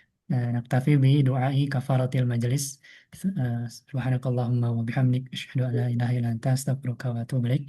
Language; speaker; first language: Arabic; non-native, fluent; Indonesian